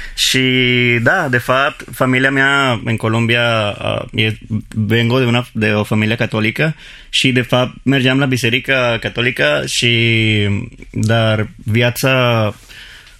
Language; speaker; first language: Romanian; non-native, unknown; Spanish